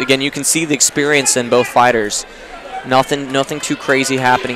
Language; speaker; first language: English; native; English